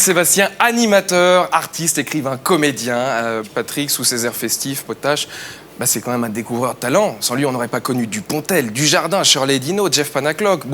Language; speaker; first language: French; native; French